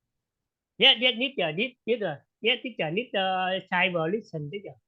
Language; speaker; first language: English; non-native, learner; Vietnamese